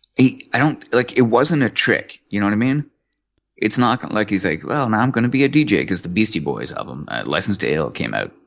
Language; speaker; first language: English; native; English